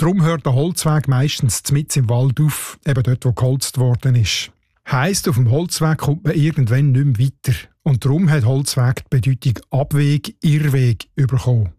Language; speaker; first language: German; native; German